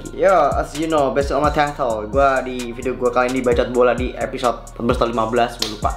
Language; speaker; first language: English; non-native, learner; Indonesian